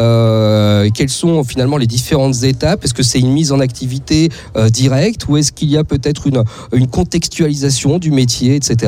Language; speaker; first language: French; native; French